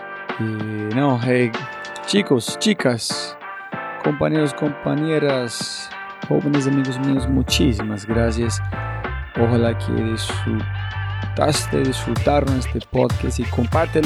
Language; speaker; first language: Spanish; non-native, fluent; English